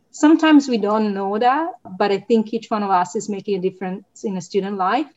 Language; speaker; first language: English; non-native, fluent; Italian